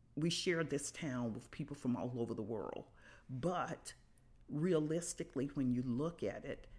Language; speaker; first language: English; native; English